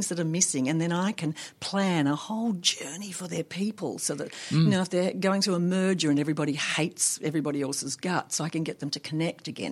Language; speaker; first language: English; native; English